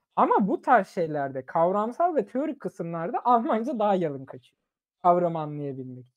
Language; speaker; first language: Turkish; early bilingual, other home language; German